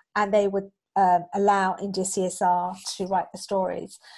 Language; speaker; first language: English; native; English